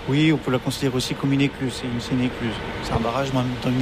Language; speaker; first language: French; native; French